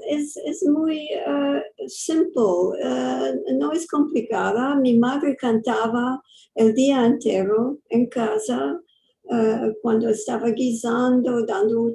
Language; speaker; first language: Spanish; early bilingual, heritage; English